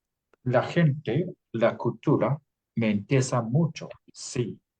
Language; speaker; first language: Spanish; non-native, learner; English